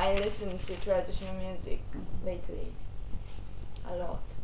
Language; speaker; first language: English; non-native, learner; Japanese